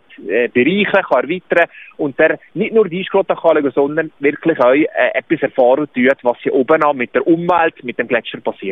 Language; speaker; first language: German; native; German